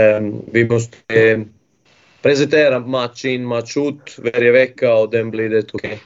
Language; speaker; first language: Swedish; non-native, fluent; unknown